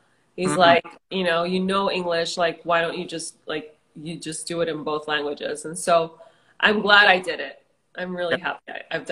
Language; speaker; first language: English; early bilingual, other home language; Spanish